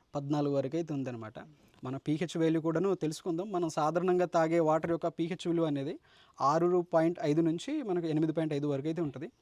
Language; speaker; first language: Telugu; native; Telugu